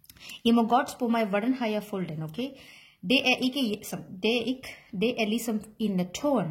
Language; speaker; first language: Danish; non-native, learner; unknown